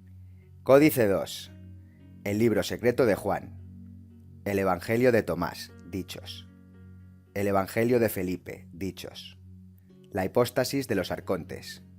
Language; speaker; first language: Spanish; native; Spanish